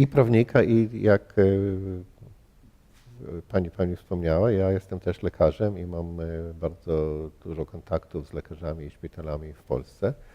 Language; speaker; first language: Polish; early bilingual, heritage; Polish